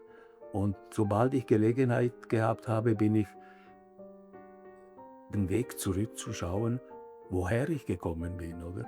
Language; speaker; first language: German; early bilingual, other home language; Italian